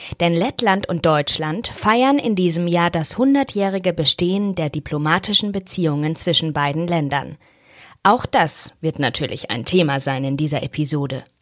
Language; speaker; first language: German; native; German